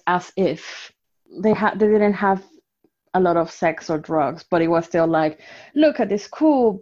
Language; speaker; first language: English; non-native, fluent; Spanish